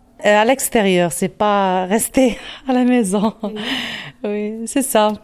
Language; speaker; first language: French; non-native, learner; Arabic